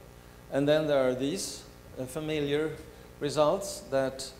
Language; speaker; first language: English; non-native, fluent; Swedish